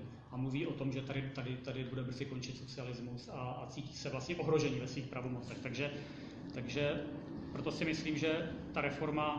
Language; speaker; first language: Czech; native; Czech